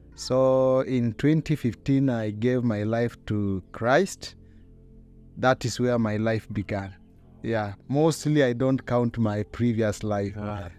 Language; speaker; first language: English; non-native, local second language; Luyia